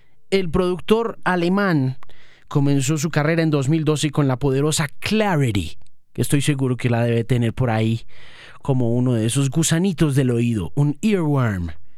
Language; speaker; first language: Spanish; native; Spanish